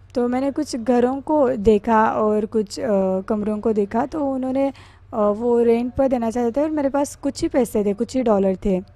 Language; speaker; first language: Hindi; non-native, fluent; Korean